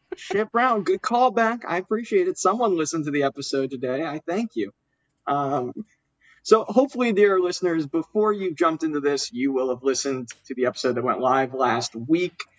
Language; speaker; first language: English; native; English